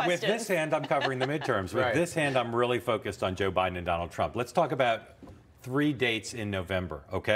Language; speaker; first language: English; native; English